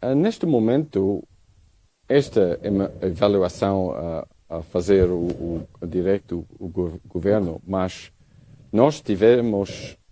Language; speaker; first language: Portuguese; non-native, learner; English